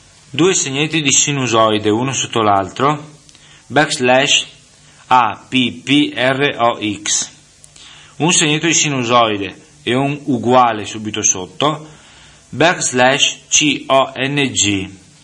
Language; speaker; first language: Italian; native; Italian